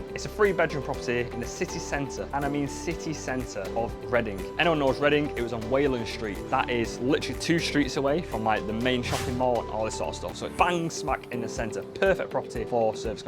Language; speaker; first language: English; native; English